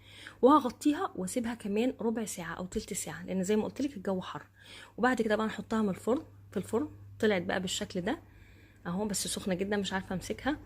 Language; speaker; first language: Arabic; native; Arabic